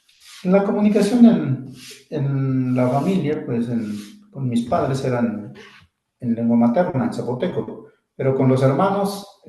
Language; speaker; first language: Spanish; non-native, local second language; Zapotec